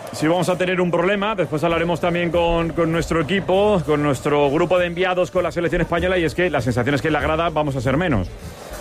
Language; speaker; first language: Spanish; native; Spanish